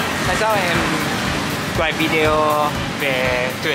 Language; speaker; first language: Vietnamese; non-native, learner; Japanese